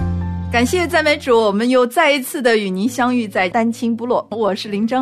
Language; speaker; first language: Chinese; native; Chinese